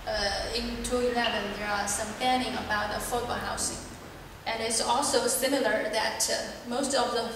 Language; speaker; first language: English; non-native, learner; Chinese